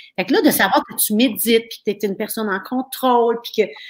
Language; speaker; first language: French; native; French